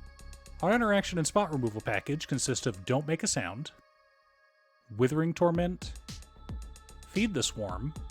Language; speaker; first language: English; native; English